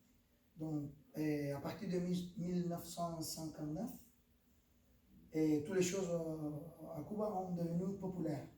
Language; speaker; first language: French; non-native, fluent; Spanish